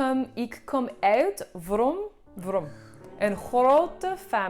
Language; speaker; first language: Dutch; non-native, learner; English